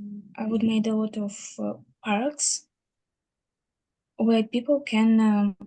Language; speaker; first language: English; non-native, learner; Russian